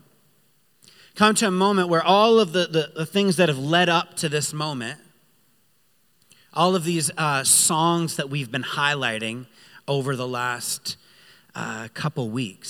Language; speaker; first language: English; native; English